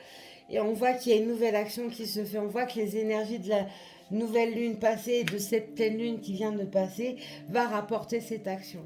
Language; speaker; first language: French; native; French